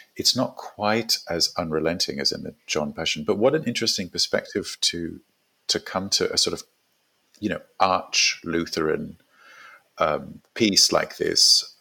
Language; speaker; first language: English; native; English